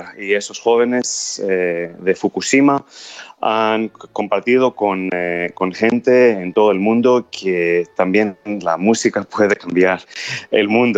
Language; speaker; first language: Spanish; non-native, fluent; Greek